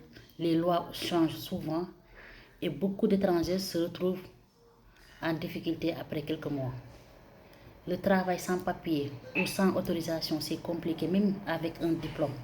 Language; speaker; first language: French; non-native, local second language; Wolof